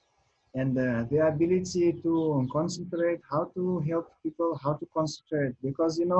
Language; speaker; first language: English; non-native, learner; Russian